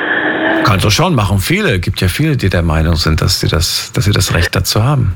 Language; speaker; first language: German; native; German